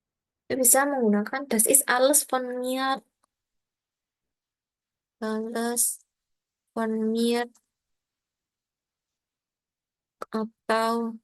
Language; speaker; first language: German; non-native, learner; Indonesian